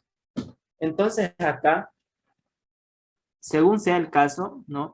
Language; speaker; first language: Spanish; native; Spanish